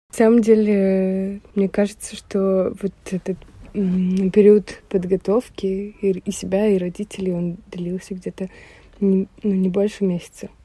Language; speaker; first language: Russian; native; Russian